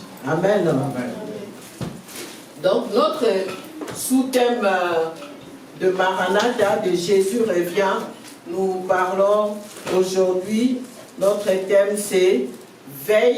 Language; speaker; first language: French; non-native, local second language; Lingala